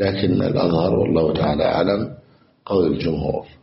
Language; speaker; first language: Arabic; native; Arabic